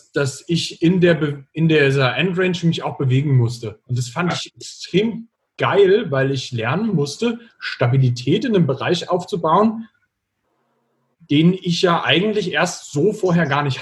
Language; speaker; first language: German; native; German